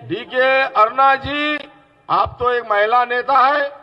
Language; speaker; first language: Hindi; non-native, local second language; Telugu